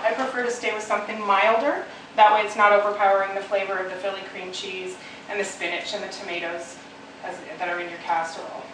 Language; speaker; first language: English; native; English